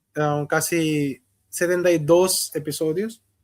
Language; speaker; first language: Spanish; non-native, fluent; Hindi